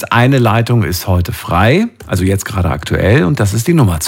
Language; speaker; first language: German; native; German